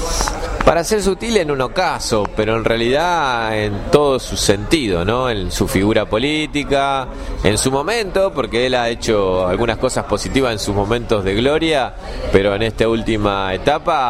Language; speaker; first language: Spanish; native; Spanish